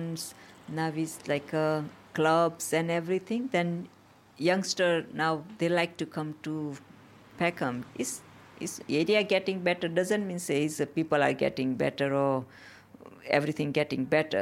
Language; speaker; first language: English; non-native, local second language; Gujarati